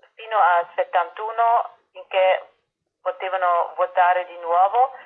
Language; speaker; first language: Italian; non-native, fluent; German